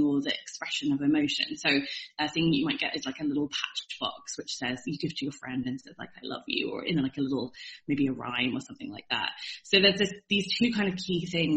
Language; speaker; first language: English; native; English